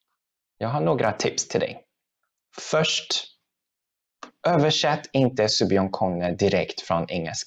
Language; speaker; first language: Swedish; non-native, fluent; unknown